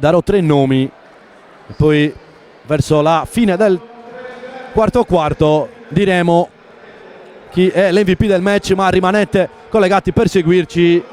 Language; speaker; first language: Italian; native; Italian